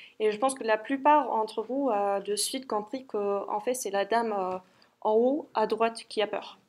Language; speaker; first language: French; non-native, fluent; German